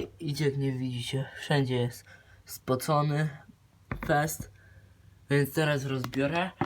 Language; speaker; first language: Polish; native; Polish